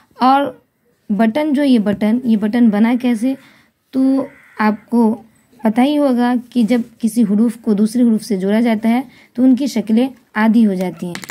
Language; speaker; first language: Hindi; native; Hindi